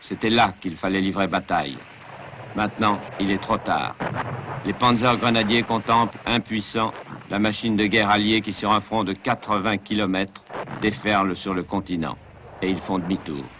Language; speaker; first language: French; native; French